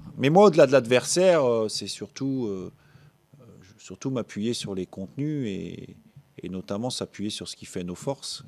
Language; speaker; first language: French; native; French